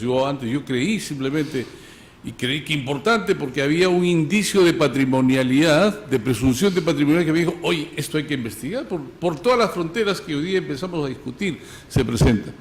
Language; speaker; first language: Spanish; native; Spanish